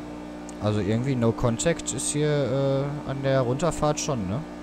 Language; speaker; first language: German; native; German